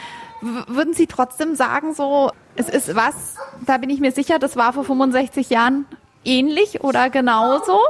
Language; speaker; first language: German; native; German